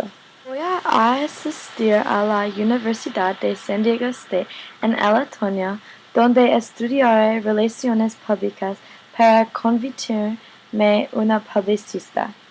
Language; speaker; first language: Spanish; non-native, learner; English